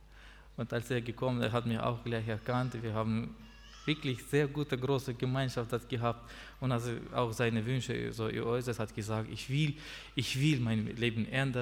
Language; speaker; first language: German; non-native, learner; Russian